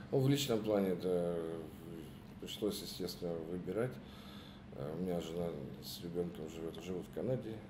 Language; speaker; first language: Russian; native; Russian